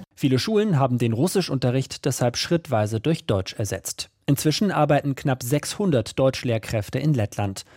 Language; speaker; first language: German; native; German